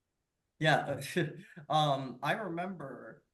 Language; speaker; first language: English; native; English